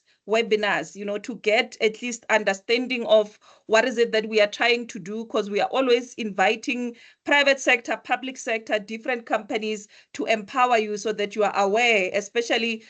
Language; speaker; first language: English; non-native, local second language; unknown